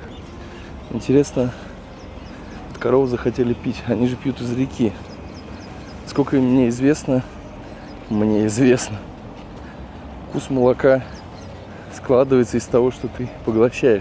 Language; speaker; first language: Russian; native; Russian